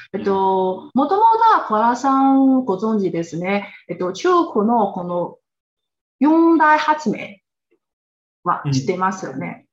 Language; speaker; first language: Japanese; non-native, fluent; Chinese